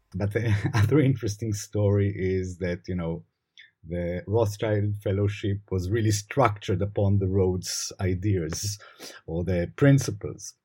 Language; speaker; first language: English; non-native, fluent; Hebrew